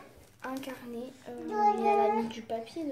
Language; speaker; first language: French; native; French